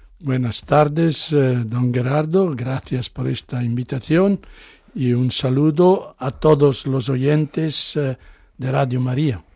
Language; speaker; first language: Spanish; non-native, fluent; Italian